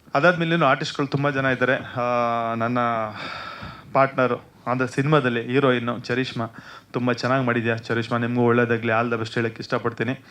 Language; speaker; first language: Kannada; native; Kannada